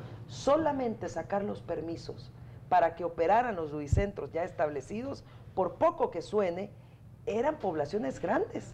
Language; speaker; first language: Spanish; native; Spanish